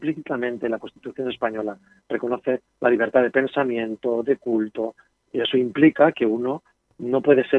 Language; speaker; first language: Spanish; native; Spanish